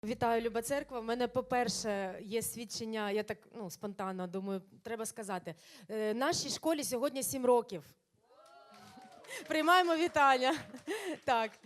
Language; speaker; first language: Ukrainian; non-native, local second language; Russian